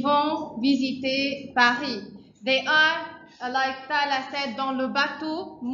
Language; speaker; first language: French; non-native, fluent; Arabic